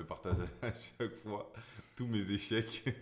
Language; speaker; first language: French; native; French